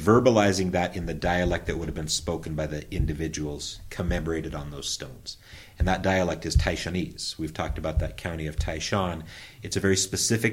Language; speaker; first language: English; native; English